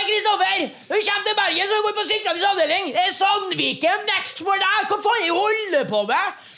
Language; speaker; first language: Norwegian; native; Norwegian